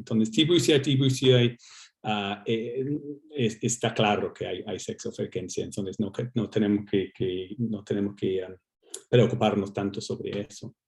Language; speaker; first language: Spanish; non-native, fluent; English